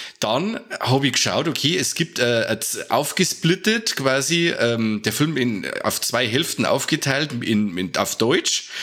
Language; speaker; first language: German; native; German